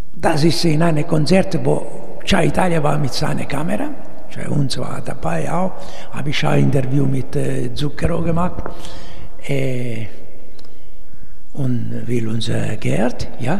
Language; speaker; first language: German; non-native, learner; Italian